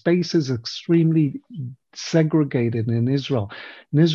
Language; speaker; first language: English; non-native, fluent; Hebrew